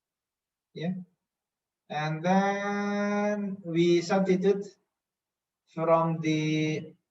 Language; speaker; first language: English; non-native, fluent; Indonesian